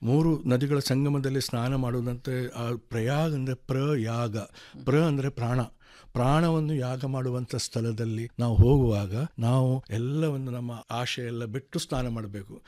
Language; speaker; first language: Kannada; non-native, local second language; Konkani